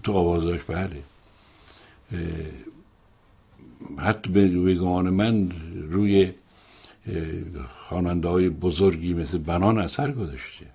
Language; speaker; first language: Persian; native; Persian